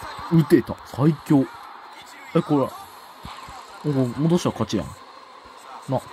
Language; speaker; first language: Japanese; native; Japanese